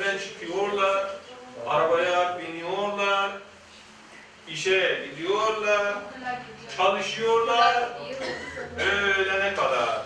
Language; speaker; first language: Turkish; non-native, fluent; Persian